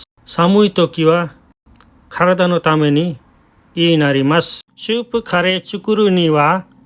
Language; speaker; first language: Japanese; non-native, learner; Nepali